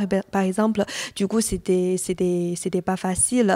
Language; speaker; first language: French; non-native, fluent; Chinese